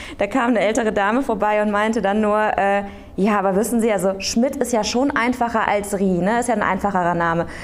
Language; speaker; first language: German; early bilingual, other home language; Korean